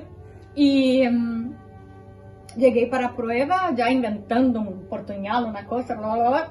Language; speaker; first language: Spanish; non-native, fluent; Portuguese